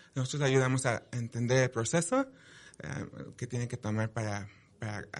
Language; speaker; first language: Spanish; early bilingual, heritage; Spanish